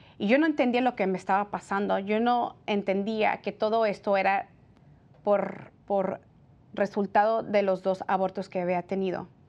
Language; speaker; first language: Spanish; early bilingual, heritage; Spanish